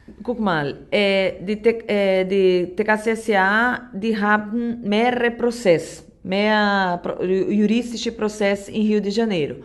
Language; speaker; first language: German; non-native, learner; Portuguese